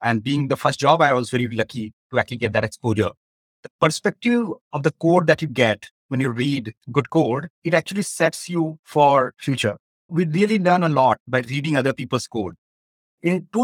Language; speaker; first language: English; non-native, local second language; Hindi